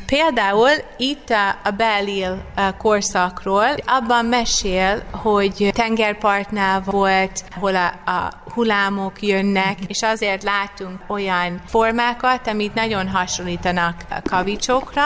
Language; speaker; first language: Hungarian; non-native, fluent; English